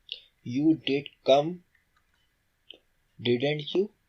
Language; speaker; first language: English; non-native, learner; Urdu